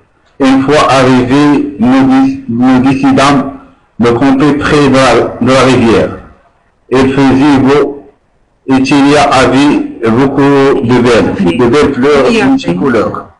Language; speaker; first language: French; non-native, learner; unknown